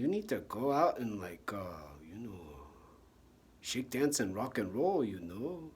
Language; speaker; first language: English; native; English